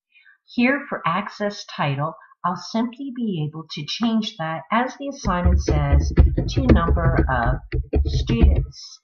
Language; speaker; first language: English; native; English